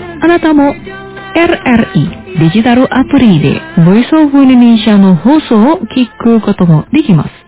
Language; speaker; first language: Japanese; non-native, fluent; Indonesian